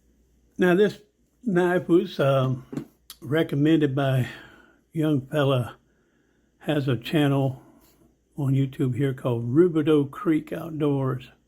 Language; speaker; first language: English; native; English